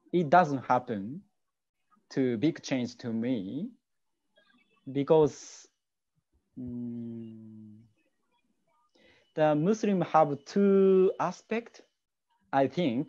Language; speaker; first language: English; non-native, learner; Japanese